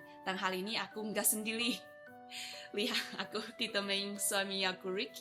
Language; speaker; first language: Indonesian; non-native, fluent; Chinese